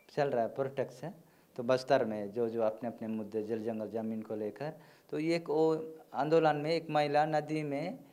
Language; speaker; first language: Hindi; non-native, local second language; Gondi